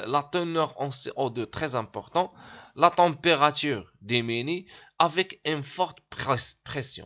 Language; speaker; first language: French; non-native, local second language; Arabic